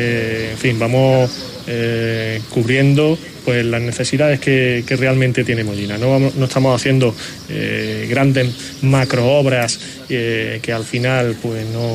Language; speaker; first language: Spanish; native; Spanish